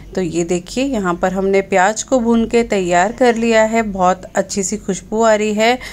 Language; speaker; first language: Hindi; non-native, local second language; Punjabi